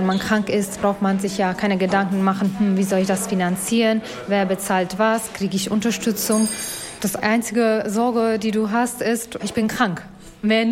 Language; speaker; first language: German; non-native, fluent; Albanian